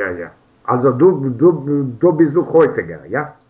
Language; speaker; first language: German; non-native, learner; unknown